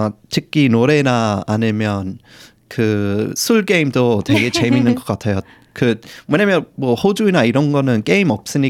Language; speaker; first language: Korean; non-native, fluent; English